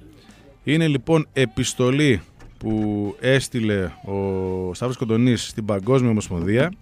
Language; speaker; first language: Greek; native; Greek